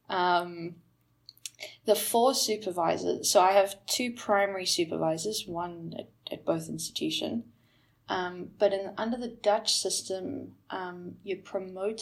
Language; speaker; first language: English; native; English